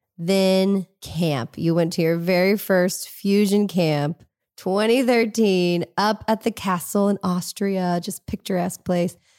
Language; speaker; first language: English; native; English